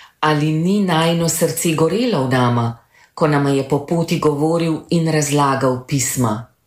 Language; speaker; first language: Slovenian; native; Slovenian